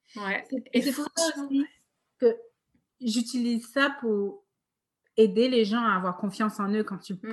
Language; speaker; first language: French; native; French